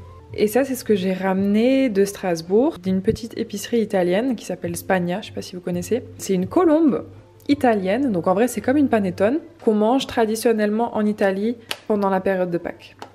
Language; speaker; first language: French; native; French